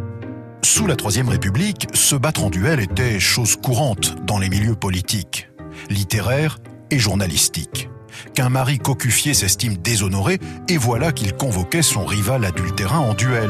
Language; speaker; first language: French; native; French